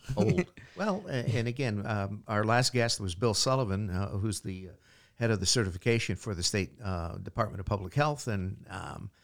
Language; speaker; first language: English; native; English